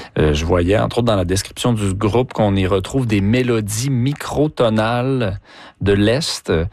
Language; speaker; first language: French; native; French